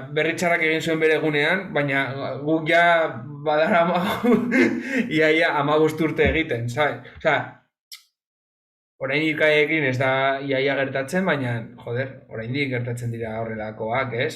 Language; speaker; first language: Basque; non-native, local second language; Spanish